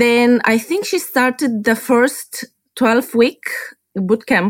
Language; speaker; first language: English; non-native, fluent; Romanian